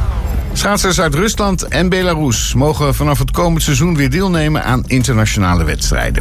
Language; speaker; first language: Dutch; native; Dutch